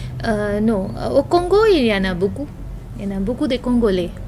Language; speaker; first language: French; non-native, fluent; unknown